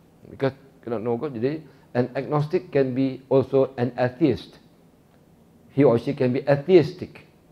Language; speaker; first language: English; non-native, local second language; Malay